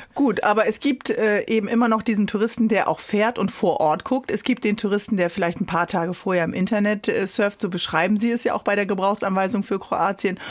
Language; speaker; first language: German; native; German